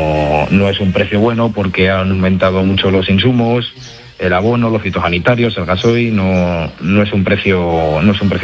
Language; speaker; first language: Spanish; native; Spanish